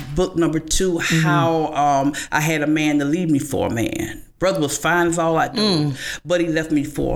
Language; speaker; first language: English; native; English